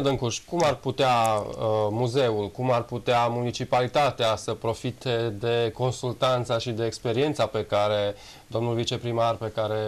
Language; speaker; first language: Romanian; native; Romanian